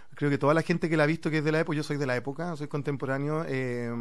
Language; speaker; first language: Spanish; native; Spanish